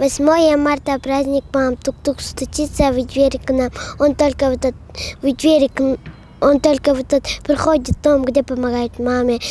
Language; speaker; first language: Russian; non-native, learner; Kyrgyz